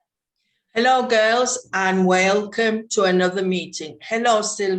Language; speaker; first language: English; non-native, fluent; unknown